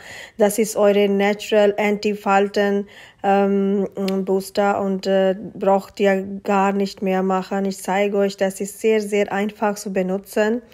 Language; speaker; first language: German; non-native, learner; Urdu